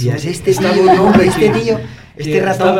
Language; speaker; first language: Spanish; native; Spanish